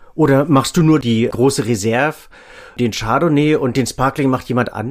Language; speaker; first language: German; native; German